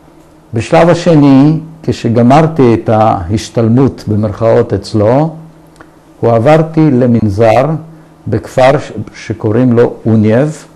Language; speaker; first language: Hebrew; early bilingual, other home language; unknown